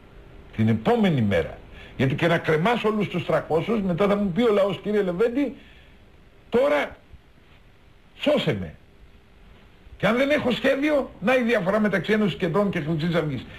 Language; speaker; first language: Greek; native; Greek